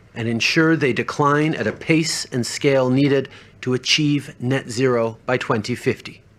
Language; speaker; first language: English; early bilingual, other home language; French